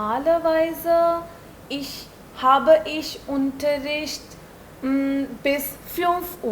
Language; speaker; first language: German; non-native, learner; Hindi